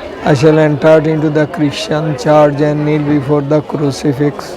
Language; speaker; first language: English; non-native, local second language; Bangla